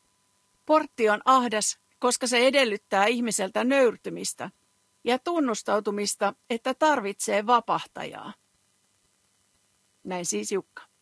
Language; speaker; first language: Finnish; native; Finnish